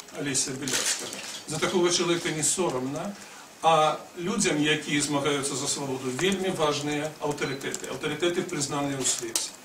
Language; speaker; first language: Belarusian; non-native, local second language; Russian